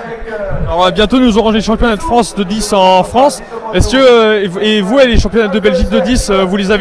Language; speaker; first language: French; native; French